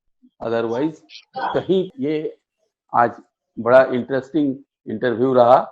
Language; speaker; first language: Hindi; native; Hindi